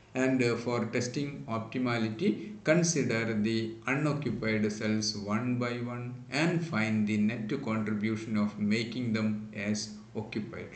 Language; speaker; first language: English; non-native, local second language; Malayalam